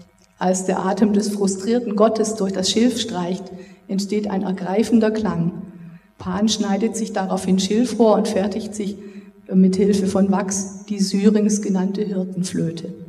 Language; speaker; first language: German; native; German